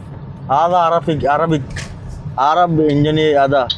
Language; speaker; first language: Arabic; non-native, learner; Telugu